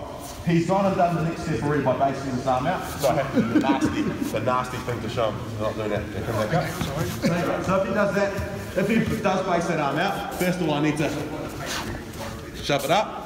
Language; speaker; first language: English; native; English